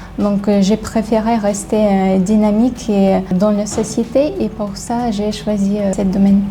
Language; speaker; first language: French; non-native, learner; Ukrainian